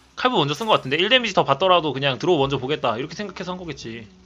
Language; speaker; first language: Korean; native; Korean